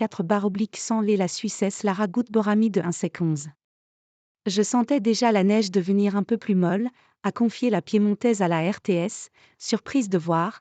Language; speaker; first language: French; native; French